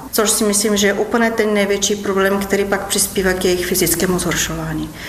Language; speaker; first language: Czech; non-native, fluent; Bulgarian